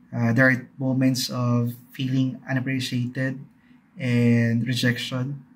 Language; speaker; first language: English; non-native, local second language; Bikol